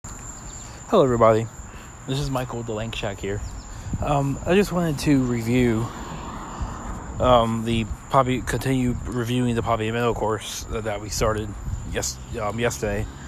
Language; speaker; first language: English; native; English